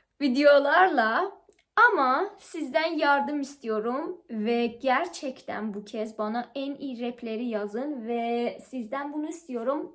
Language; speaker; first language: Turkish; non-native, learner; Persian